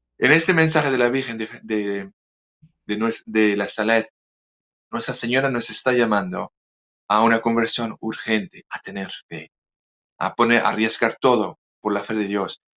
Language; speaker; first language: Spanish; non-native, fluent; French